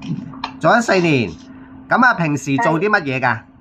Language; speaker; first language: Cantonese; native; Cantonese